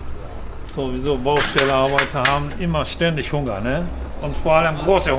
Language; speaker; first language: German; non-native, fluent; Turkish